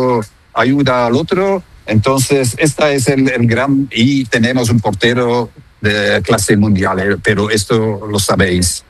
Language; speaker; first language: Spanish; non-native, fluent; Dutch